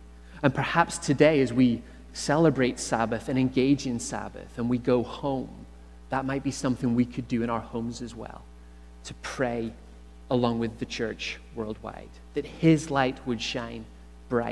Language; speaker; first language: English; native; English